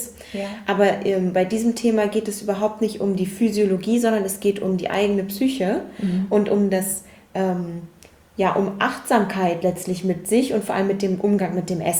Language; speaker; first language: German; native; German